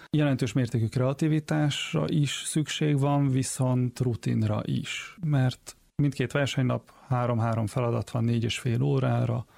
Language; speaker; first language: Hungarian; early bilingual, heritage; Hungarian